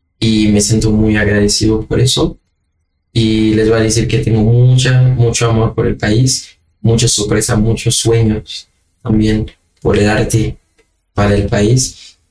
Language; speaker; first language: Spanish; non-native, fluent; Haitian Creole